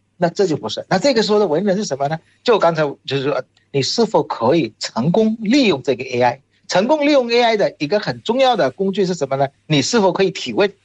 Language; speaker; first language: Chinese; non-native, fluent; Bangla